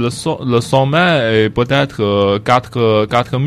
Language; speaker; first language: French; non-native, learner; Chinese